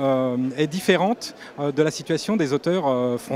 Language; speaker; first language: French; native; French